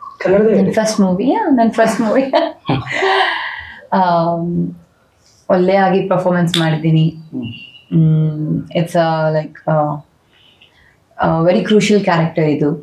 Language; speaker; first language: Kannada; non-native, local second language; Telugu